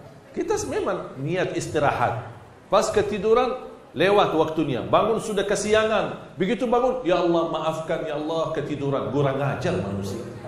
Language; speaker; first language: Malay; non-native, fluent; Arabic